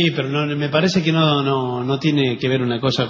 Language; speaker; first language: Spanish; native; Spanish